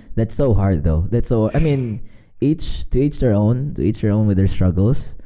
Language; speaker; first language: Filipino; non-native, local second language; Cebuano